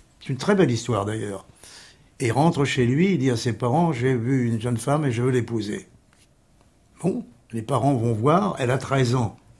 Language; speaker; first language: French; early bilingual, other home language; Armenian